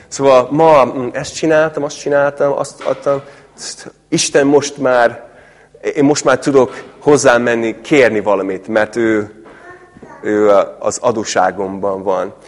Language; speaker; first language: Hungarian; non-native, fluent; English